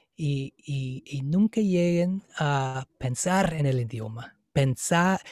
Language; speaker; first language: Spanish; non-native, fluent; English